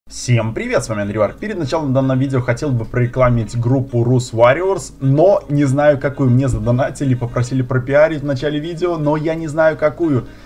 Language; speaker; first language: Russian; native; Russian